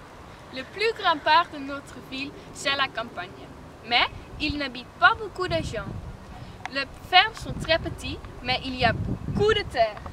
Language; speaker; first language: French; non-native, learner; Dutch